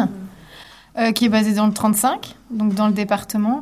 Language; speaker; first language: French; native; French